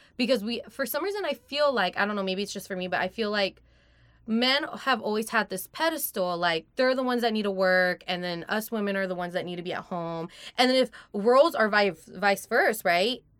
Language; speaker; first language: English; early bilingual, other home language; Persian